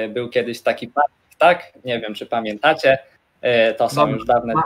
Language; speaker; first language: Polish; native; Polish